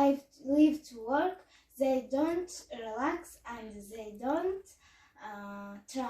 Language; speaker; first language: English; non-native, learner; Kazakh